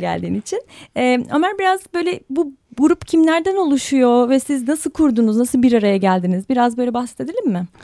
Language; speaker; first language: Turkish; native; Turkish